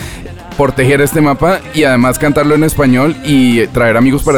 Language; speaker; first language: Spanish; native; Spanish